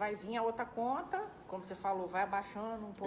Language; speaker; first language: Portuguese; native; Portuguese